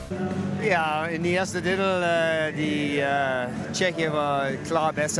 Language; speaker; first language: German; non-native, fluent; English